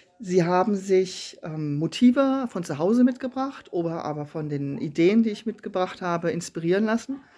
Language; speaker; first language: German; native; German